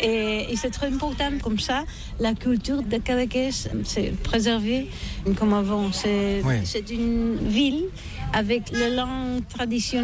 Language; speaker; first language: French; non-native, learner; Catalan